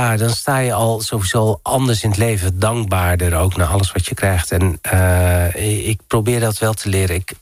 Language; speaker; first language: Dutch; early bilingual, other home language; Riffian